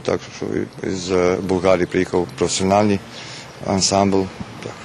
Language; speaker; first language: Ukrainian; early bilingual, heritage; Ukrainian